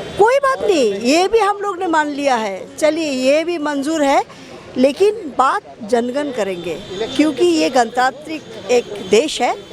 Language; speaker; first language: Hindi; non-native, local second language; Bangla